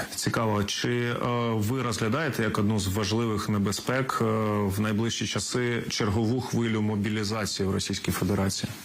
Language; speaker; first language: Ukrainian; native; Ukrainian